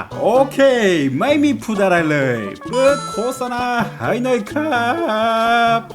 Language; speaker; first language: Thai; non-native, learner; Korean